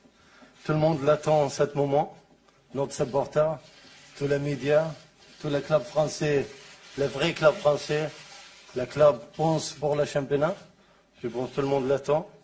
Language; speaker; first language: French; non-native, learner; Arabic